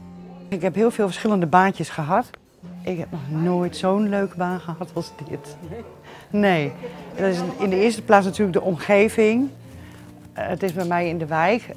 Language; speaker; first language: Dutch; native; Dutch